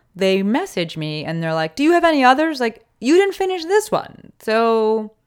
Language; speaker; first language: English; native; English